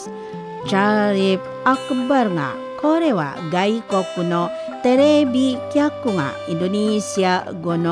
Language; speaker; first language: Japanese; non-native, fluent; Indonesian